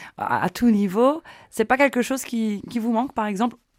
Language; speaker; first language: French; native; French